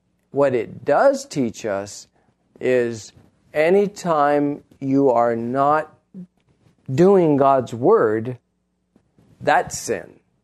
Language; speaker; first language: English; native; English